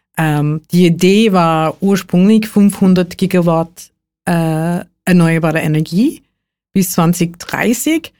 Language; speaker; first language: German; non-native, fluent; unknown